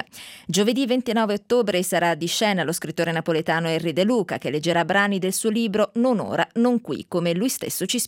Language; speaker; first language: Italian; native; Italian